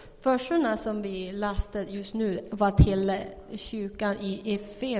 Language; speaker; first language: Swedish; non-native, fluent; Chinese